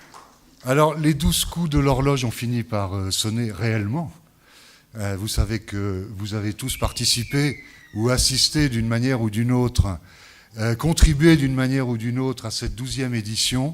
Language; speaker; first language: French; native; French